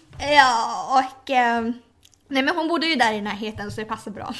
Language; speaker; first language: Swedish; early bilingual, other home language; Thai